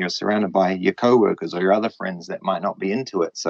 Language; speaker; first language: English; native; English